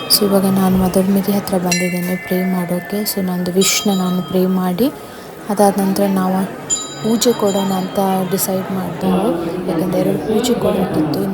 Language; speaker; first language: Kannada; non-native, local second language; Konkani